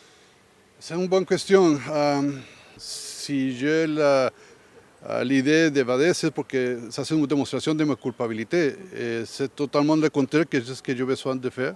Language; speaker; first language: French; non-native, learner; Spanish